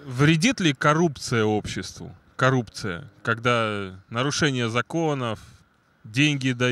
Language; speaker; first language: Russian; native; Russian